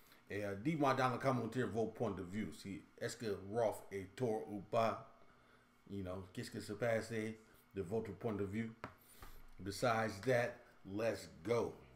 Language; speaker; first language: French; non-native, fluent; English